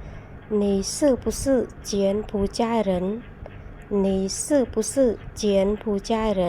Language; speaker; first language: Chinese; non-native, fluent; Khmer